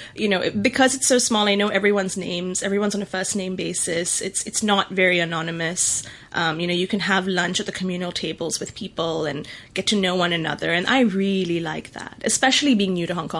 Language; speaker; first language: English; native; English